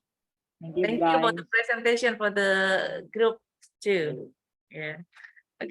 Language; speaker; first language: English; non-native, fluent; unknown